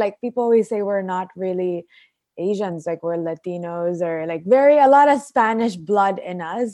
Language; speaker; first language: English; non-native, local second language; Filipino